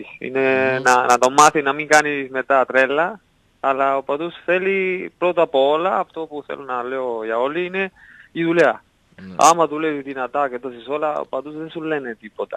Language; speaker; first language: Greek; non-native, learner; Spanish